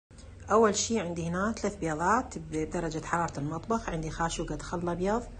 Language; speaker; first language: Arabic; native; Arabic